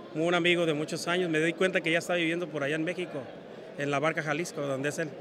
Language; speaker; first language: Spanish; native; Spanish